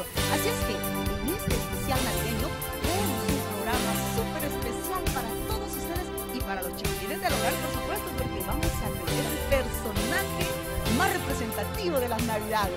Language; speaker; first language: Spanish; native; Spanish